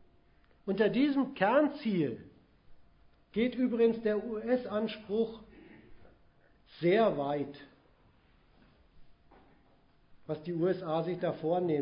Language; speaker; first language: German; native; German